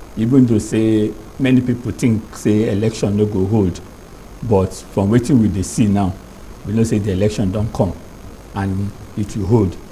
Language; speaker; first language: Nigerian Pidgin; non-native, local second language; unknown